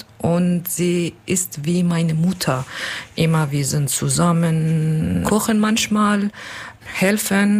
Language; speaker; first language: German; non-native, learner; Kurdish